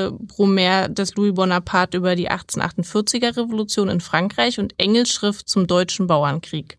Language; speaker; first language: German; native; German